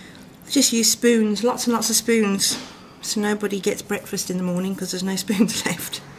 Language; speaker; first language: English; native; English